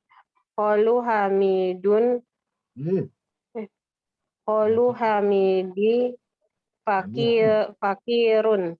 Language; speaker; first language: Arabic; non-native, learner; Indonesian